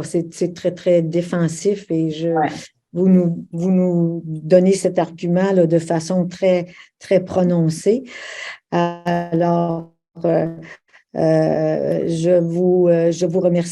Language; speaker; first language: French; native; French